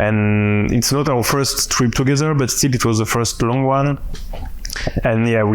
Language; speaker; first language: English; non-native, fluent; French